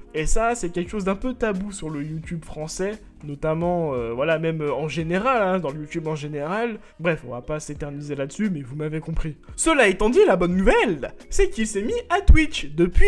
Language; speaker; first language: French; native; French